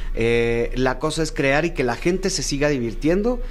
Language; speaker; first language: Spanish; native; Spanish